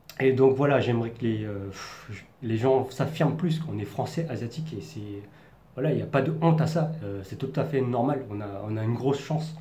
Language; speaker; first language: French; native; French